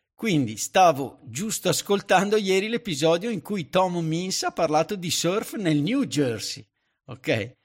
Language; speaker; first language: Italian; native; Italian